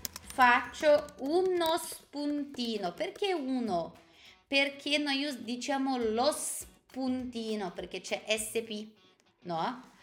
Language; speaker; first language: Italian; non-native, fluent; Portuguese